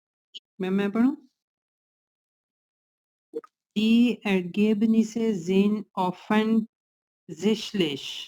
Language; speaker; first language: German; non-native, learner; Urdu